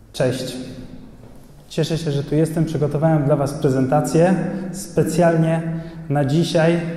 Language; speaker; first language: Polish; early bilingual, other home language; Albanian